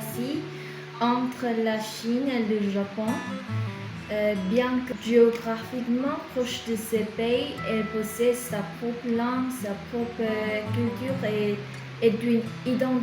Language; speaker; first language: French; non-native, fluent; Korean